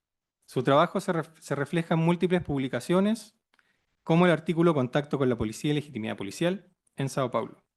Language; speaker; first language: Spanish; native; Spanish